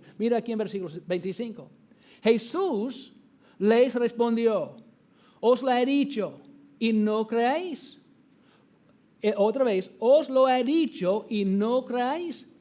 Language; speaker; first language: Spanish; non-native, fluent; English